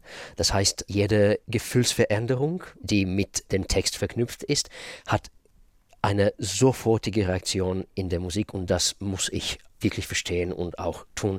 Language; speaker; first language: German; non-native, fluent; Russian